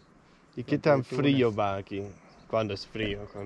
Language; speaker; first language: Spanish; non-native, fluent; Danish